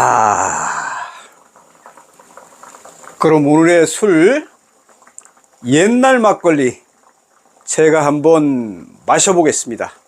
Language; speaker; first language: Korean; native; Korean